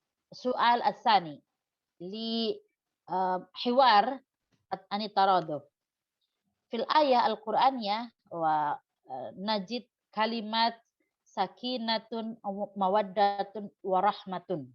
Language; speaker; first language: Arabic; non-native, fluent; Indonesian